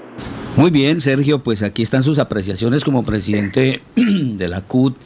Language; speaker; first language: Spanish; native; Spanish